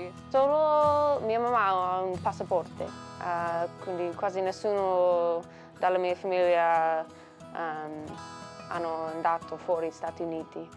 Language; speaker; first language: Italian; non-native, learner; English